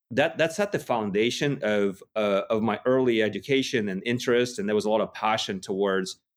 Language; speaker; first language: English; non-native, fluent; Russian